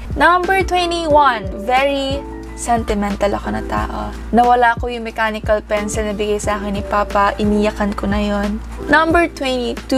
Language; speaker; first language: Filipino; early bilingual, heritage; Japanese